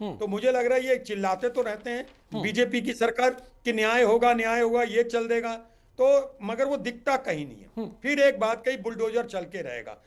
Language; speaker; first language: Hindi; native; Hindi